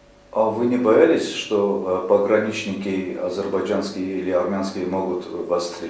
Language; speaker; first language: Russian; native; Russian